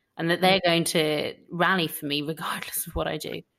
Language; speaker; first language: English; native; English